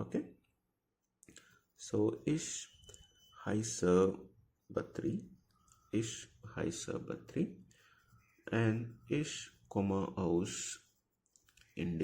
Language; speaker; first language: German; non-native, fluent; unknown